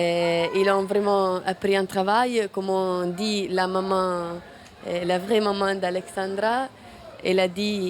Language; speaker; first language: French; non-native, fluent; Italian